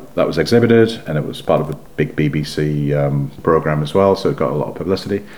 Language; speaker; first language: English; native; English